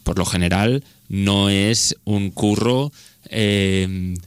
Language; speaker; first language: Spanish; non-native, local second language; Catalan